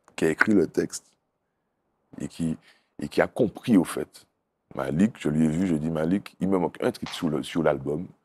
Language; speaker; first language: French; native; French